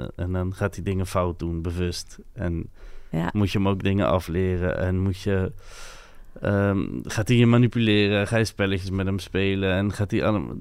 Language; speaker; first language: Dutch; non-native, local second language; French